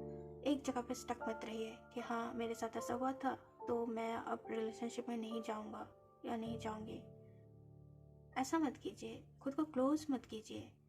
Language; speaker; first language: Hindi; native; Hindi